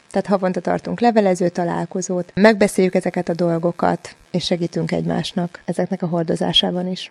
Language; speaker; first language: Hungarian; native; Hungarian